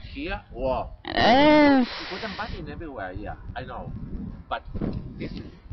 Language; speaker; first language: English; non-native, learner; Spanish